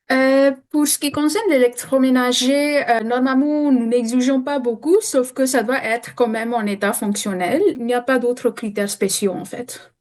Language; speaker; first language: French; non-native, fluent; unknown